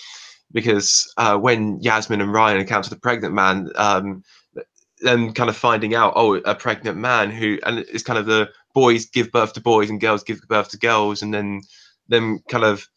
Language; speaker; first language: English; native; English